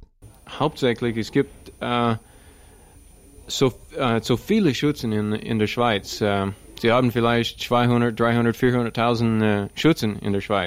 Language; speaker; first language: German; non-native, learner; English